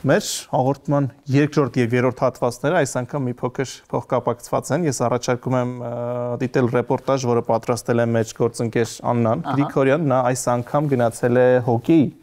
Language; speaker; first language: Armenian; native; Armenian